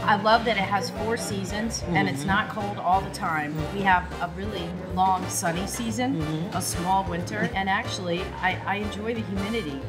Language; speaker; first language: English; native; English